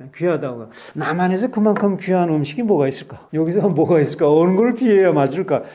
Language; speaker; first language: Korean; native; Korean